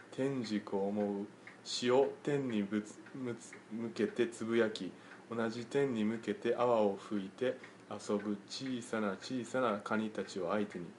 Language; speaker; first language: Japanese; native; Japanese